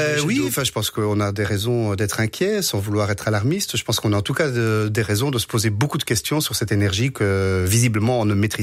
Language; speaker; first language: French; native; French